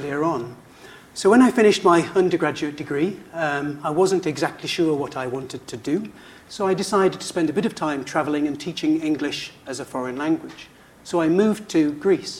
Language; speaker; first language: English; native; English